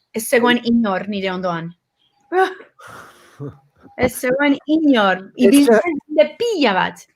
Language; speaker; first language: Basque; early bilingual, heritage; English